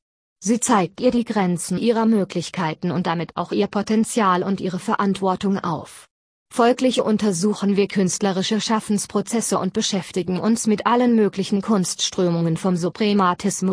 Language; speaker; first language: German; native; German